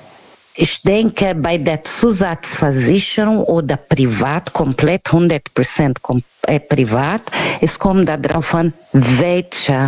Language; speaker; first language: German; non-native, learner; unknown